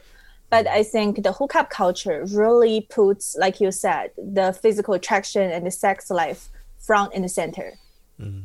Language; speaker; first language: English; non-native, fluent; Chinese